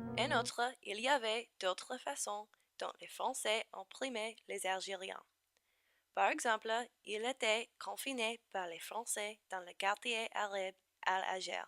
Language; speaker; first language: French; non-native, learner; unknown